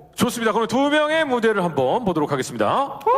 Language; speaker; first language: Korean; native; Korean